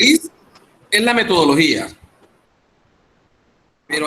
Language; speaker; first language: Spanish; native; Spanish